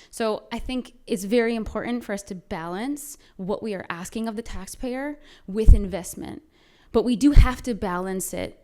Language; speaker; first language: English; native; English